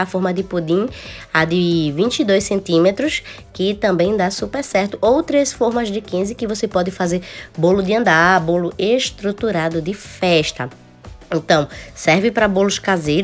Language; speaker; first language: Portuguese; native; Portuguese